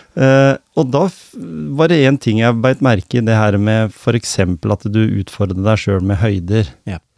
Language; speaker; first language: Norwegian; native; Norwegian